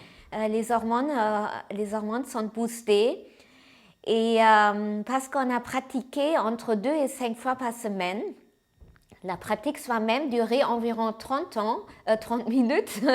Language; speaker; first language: French; non-native, fluent; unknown